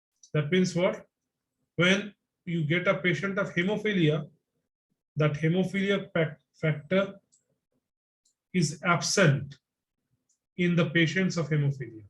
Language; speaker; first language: English; non-native, local second language; Bangla